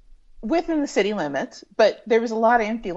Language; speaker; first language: English; native; English